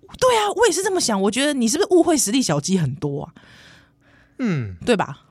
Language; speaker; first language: Chinese; native; Chinese